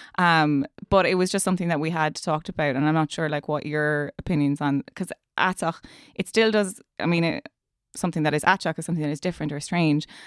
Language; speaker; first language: English; native; English